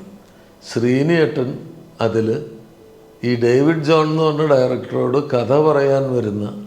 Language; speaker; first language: Malayalam; native; Malayalam